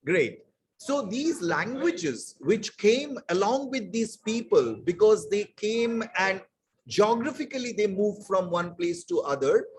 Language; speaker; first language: English; non-native, local second language; Bangla